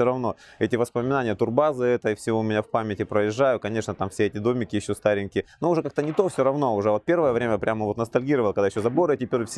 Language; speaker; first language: Russian; native; Russian